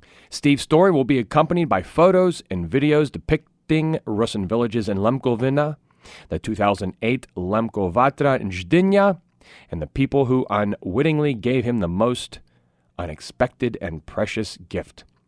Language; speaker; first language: English; native; English